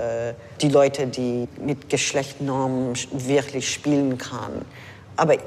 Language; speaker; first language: German; non-native, fluent; English